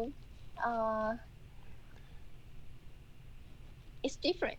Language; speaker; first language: English; non-native, learner; Chinese